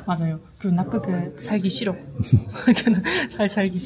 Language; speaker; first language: Korean; non-native, learner; German